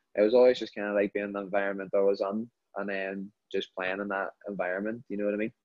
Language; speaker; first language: English; native; English